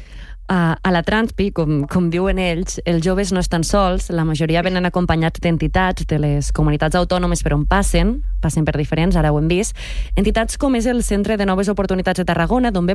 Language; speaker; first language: Catalan; native; Catalan